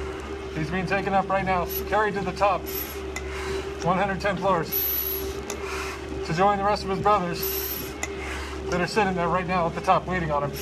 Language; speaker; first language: English; native; English